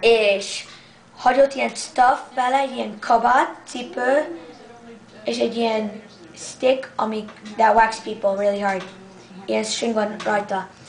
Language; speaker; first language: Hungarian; early bilingual, heritage; English